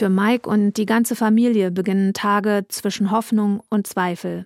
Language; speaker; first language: German; native; German